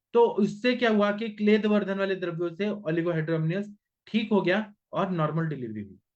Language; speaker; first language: Hindi; non-native, local second language; Marathi